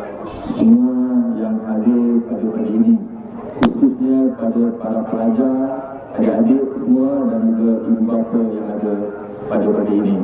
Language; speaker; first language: Malay; native; Malay